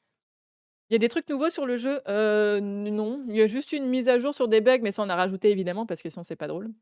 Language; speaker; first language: French; native; French